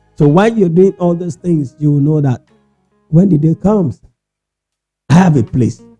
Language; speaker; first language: English; non-native, local second language; Yoruba